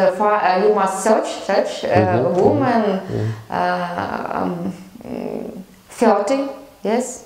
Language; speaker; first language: English; non-native, learner; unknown